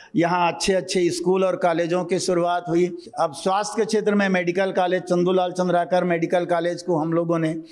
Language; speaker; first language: Hindi; native; Hindi